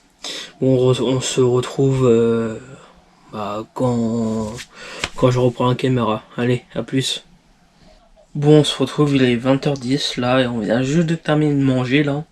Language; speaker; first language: French; native; French